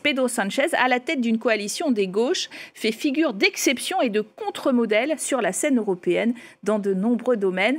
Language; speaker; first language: French; native; French